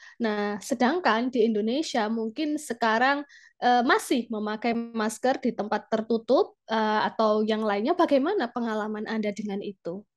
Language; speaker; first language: Indonesian; native; Indonesian